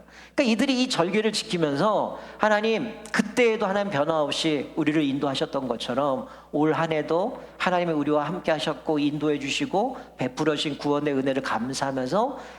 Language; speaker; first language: Korean; native; Korean